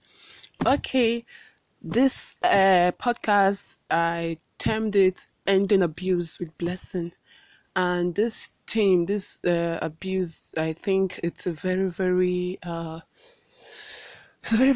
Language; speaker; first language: English; non-native, local second language; Igbo